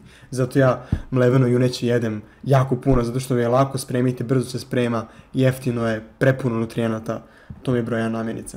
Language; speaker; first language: Serbian; native; Serbian